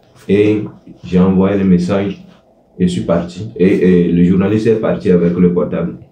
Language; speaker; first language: French; non-native, local second language; Ewe